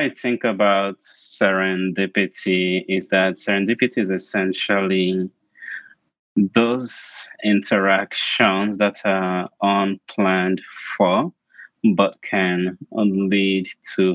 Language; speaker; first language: English; non-native, local second language; Igbo